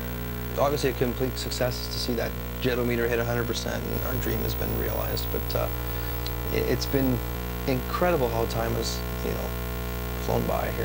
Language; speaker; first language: English; native; English